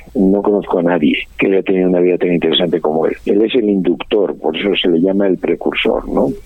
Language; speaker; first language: Spanish; native; Spanish